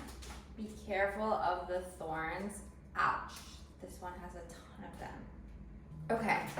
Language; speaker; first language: English; native; English